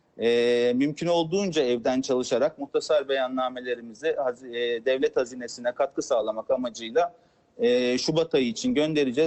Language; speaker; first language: Turkish; native; Turkish